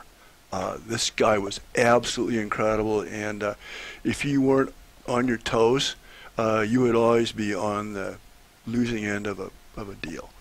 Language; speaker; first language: English; native; English